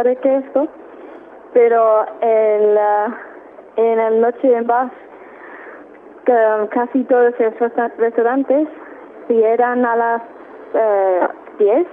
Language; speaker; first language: Spanish; non-native, learner; English